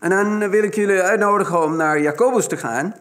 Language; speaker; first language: Dutch; non-native, fluent; Spanish